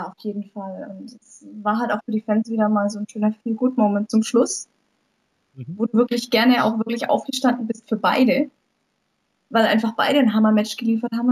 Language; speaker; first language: German; native; German